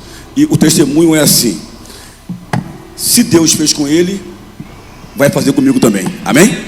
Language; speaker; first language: Portuguese; native; Portuguese